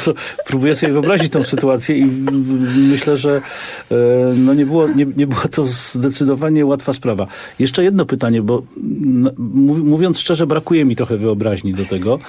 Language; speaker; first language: Polish; native; Polish